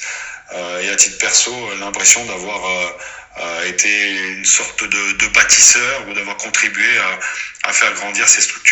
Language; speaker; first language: French; native; French